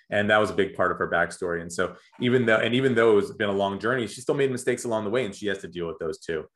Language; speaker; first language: English; native; English